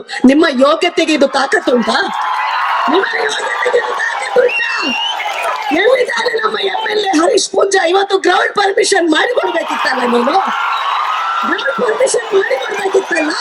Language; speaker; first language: Kannada; native; Kannada